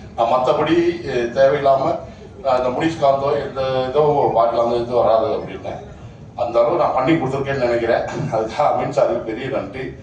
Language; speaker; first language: Tamil; native; Tamil